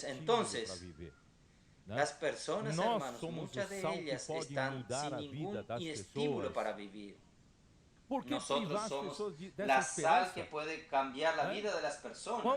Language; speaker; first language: Spanish; non-native, fluent; Portuguese